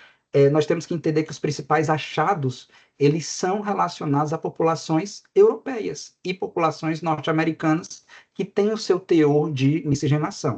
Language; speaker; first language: Portuguese; native; Portuguese